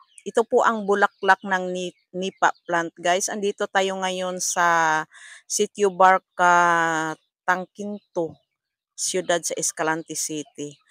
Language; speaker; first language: Filipino; non-native, local second language; Cebuano